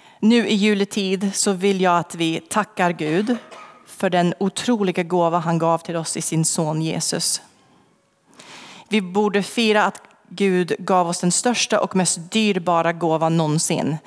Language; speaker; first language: Swedish; non-native, fluent; English